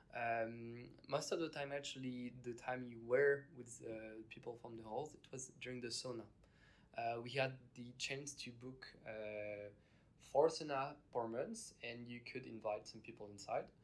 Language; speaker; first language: English; non-native, fluent; French